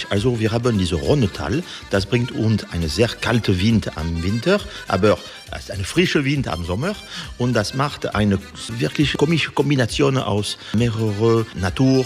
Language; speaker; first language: German; non-native, learner; French